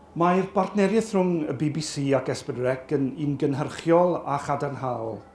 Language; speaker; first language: Welsh; native; Welsh